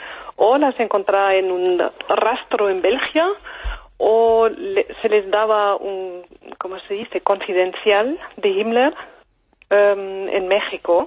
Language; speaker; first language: Spanish; non-native, fluent; German